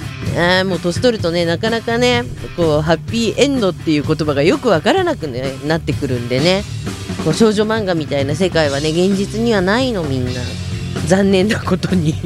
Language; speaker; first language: Japanese; native; Japanese